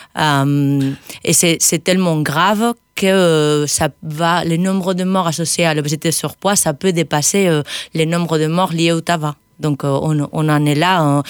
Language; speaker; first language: French; non-native, fluent; Spanish